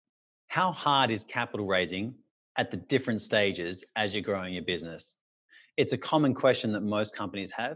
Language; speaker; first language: English; native; English